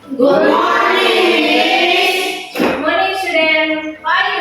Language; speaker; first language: English; non-native, fluent; Indonesian